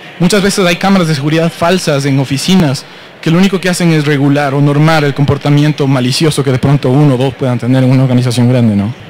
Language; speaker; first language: Spanish; native; Spanish